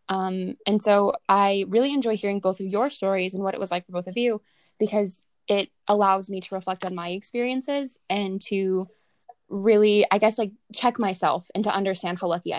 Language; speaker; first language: English; native; English